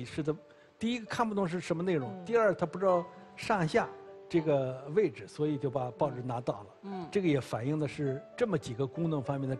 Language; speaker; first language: Chinese; native; Chinese